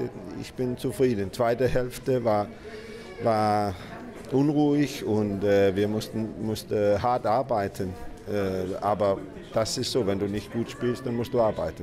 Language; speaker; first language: German; non-native, fluent; Danish